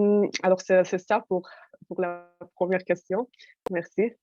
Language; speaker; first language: French; non-native, fluent; Persian